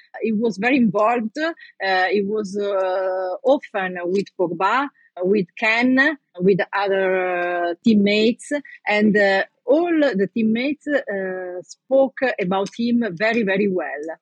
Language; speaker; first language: English; non-native, learner; Italian